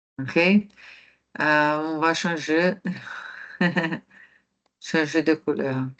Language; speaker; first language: French; non-native, fluent; Portuguese